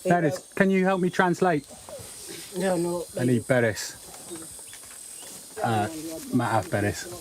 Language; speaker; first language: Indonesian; non-native, learner; English